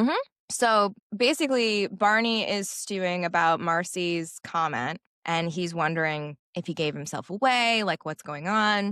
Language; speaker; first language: English; native; English